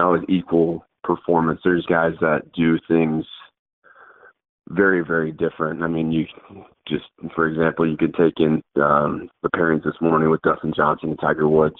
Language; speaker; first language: English; native; English